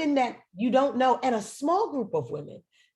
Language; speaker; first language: English; native; English